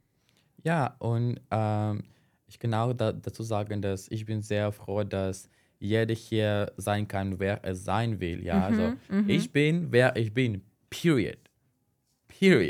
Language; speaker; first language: German; non-native, fluent; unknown